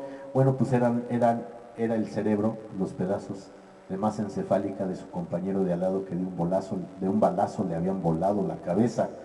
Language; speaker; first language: Spanish; native; Spanish